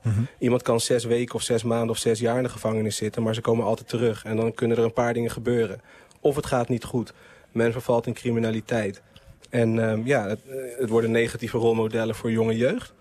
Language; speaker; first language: Dutch; native; Dutch